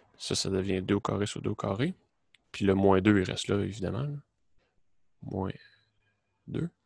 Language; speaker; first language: French; native; French